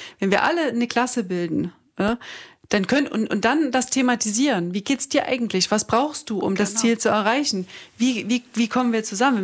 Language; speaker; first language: German; native; German